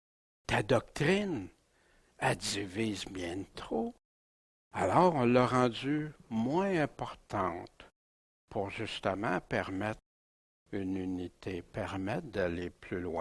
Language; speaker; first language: French; native; French